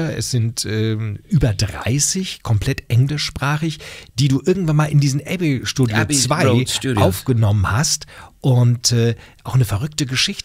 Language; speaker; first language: German; native; German